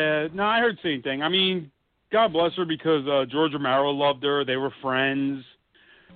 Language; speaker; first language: English; native; English